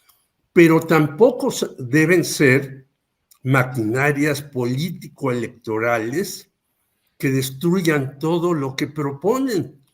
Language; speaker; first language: Spanish; native; Spanish